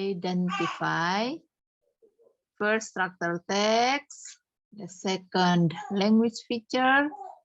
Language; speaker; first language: English; non-native, fluent; Indonesian